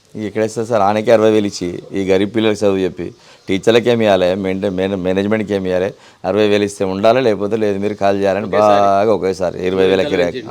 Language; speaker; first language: Telugu; non-native, local second language; Urdu